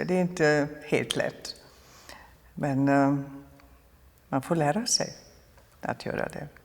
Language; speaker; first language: Swedish; non-native, fluent; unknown